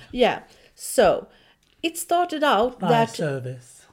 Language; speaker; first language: English; non-native, fluent; Swedish